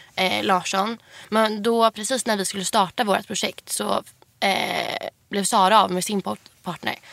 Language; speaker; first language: Swedish; native; Swedish